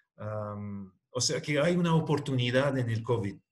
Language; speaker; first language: Spanish; non-native, fluent; English